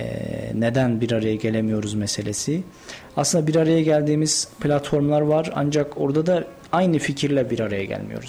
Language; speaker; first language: Turkish; native; Turkish